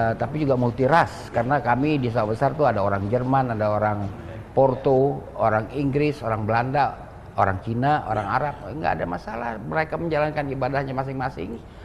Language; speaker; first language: Indonesian; native; Indonesian